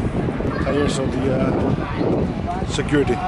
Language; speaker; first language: Dutch; non-native, fluent; Spanish